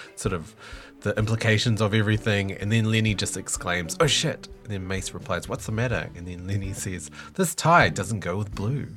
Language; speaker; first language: English; native; English